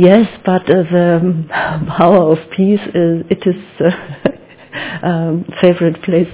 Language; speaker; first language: English; non-native, learner; German